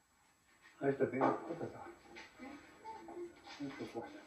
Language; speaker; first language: Finnish; native; Finnish